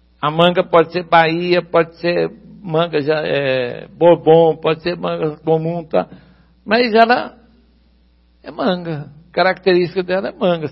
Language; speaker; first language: Portuguese; native; Portuguese